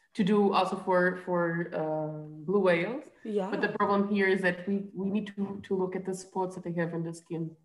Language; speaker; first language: English; non-native, fluent; Portuguese